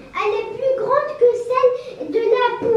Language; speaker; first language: French; non-native, local second language; Arabic